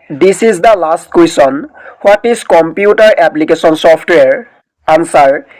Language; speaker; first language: English; non-native, local second language; Assamese